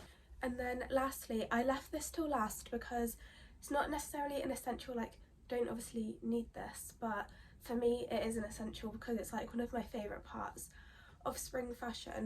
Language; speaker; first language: English; native; English